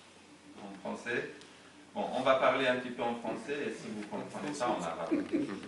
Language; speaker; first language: French; non-native, fluent; Arabic